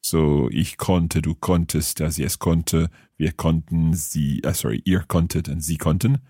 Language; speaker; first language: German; non-native, learner; English